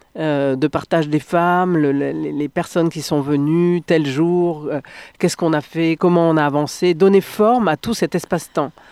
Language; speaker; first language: French; native; French